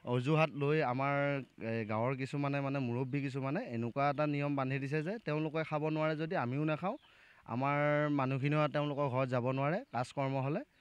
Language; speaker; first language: Assamese; native; Assamese